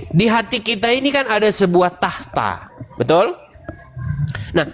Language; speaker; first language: Indonesian; native; Indonesian